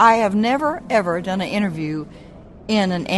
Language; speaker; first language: English; native; English